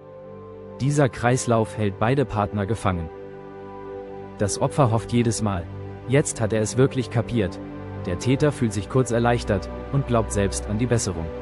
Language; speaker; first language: German; native; German